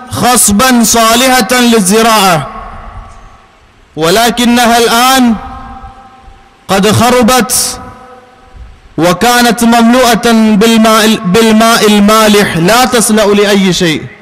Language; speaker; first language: Arabic; non-native, fluent; Malayalam